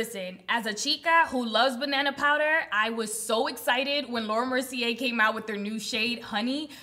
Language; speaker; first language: English; early bilingual, other home language; Spanish